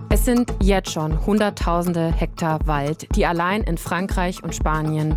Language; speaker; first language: German; native; German